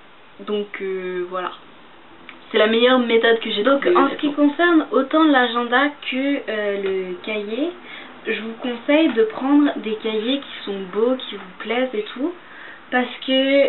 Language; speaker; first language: French; native; French